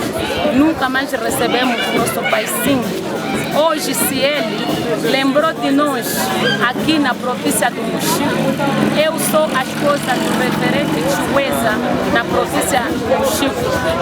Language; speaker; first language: Portuguese; non-native, local second language; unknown